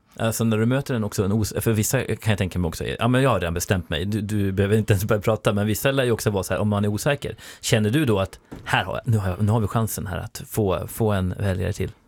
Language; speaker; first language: Swedish; native; Swedish